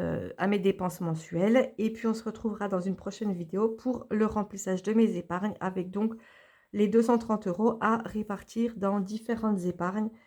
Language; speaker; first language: French; native; French